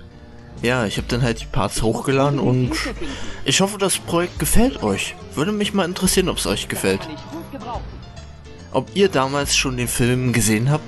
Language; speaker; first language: German; native; German